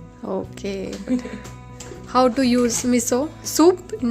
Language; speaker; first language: English; non-native, local second language; Hindi